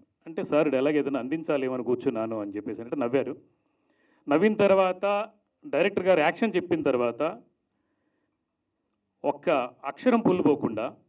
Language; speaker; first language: Telugu; native; Telugu